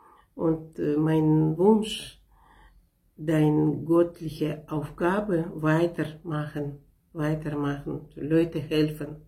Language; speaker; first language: German; non-native, learner; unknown